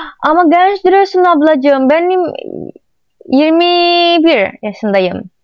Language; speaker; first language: Turkish; non-native, learner; Indonesian